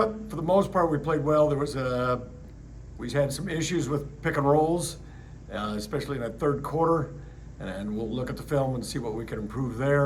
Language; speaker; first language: English; native; English